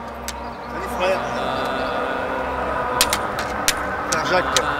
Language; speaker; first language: French; native; French